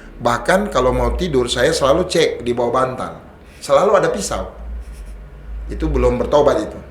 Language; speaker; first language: Indonesian; native; Indonesian